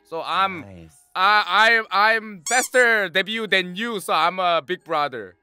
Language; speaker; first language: English; non-native, learner; Korean